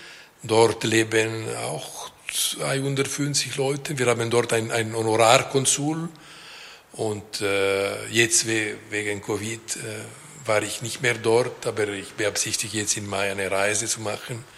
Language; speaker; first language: German; non-native, local second language; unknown